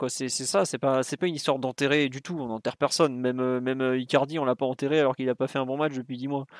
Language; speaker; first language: French; native; French